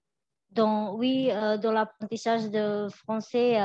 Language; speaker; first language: French; non-native, fluent; Indonesian